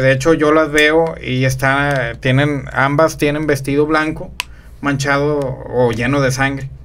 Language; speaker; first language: Spanish; native; Spanish